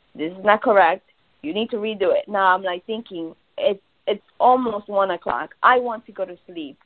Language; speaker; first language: English; early bilingual, other home language; Spanish